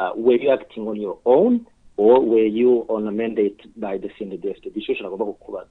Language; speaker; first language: English; non-native, fluent; Rundi